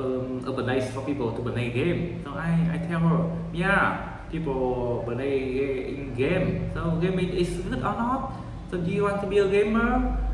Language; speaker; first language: English; non-native, learner; Vietnamese